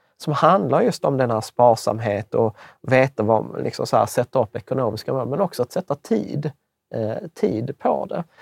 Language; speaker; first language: Swedish; early bilingual, other home language; Czech